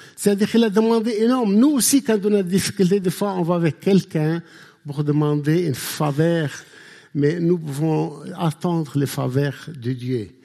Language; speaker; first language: French; non-native, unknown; Arabic